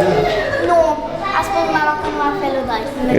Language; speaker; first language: Romanian; early bilingual, other home language; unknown